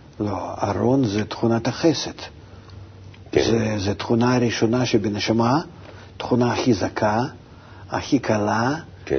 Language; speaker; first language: Hebrew; non-native, fluent; Russian